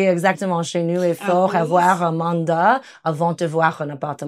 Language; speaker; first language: French; non-native, fluent; English